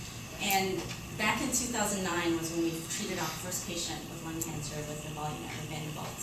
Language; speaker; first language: English; native; English